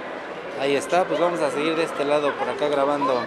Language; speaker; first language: Spanish; native; Spanish